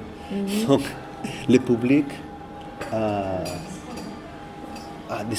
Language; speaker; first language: French; non-native, fluent; Catalan